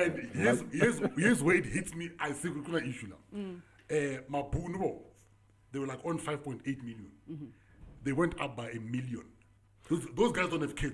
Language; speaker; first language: English; non-native, local second language; Tsonga